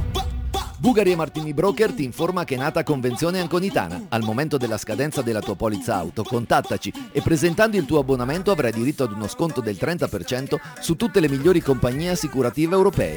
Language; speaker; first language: Italian; native; Italian